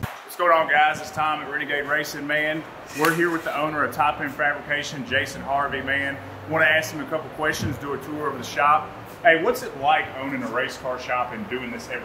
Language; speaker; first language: English; native; English